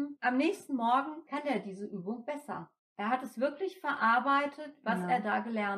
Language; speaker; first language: German; native; German